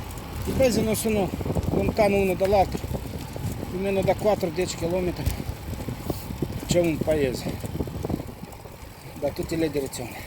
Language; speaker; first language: Italian; non-native, fluent; Romanian